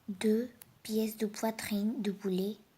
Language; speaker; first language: French; non-native, learner; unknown